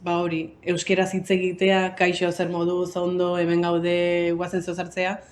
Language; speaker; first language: Basque; early bilingual, other home language; Spanish